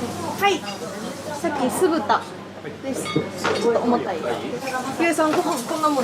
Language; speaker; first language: Japanese; native; Japanese